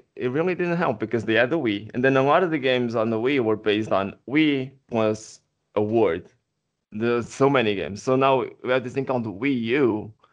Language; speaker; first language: English; non-native, fluent; Portuguese